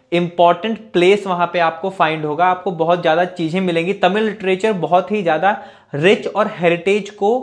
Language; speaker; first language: Hindi; native; Hindi